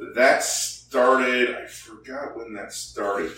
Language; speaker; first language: English; early bilingual, other home language; Korean